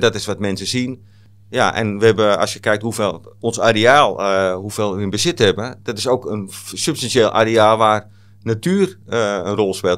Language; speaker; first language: Dutch; native; Dutch